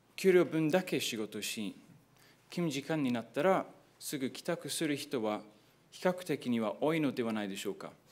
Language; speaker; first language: Japanese; non-native, fluent; English